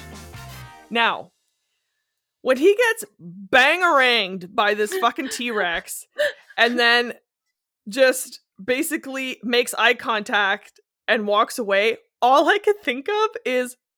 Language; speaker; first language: English; native; English